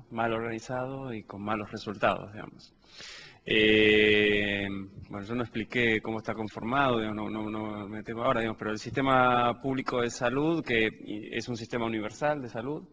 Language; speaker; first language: Spanish; native; Spanish